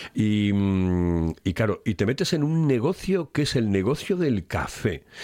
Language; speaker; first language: Spanish; native; Spanish